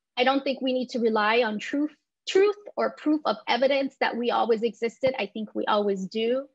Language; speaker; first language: English; native; English